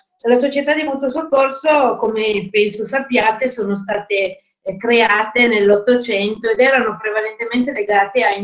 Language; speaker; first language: Italian; native; Italian